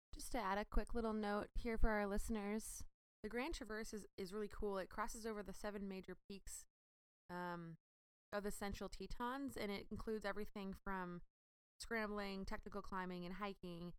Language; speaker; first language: English; native; English